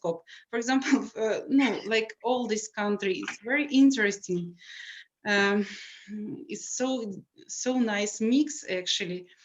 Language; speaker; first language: English; non-native, learner; Russian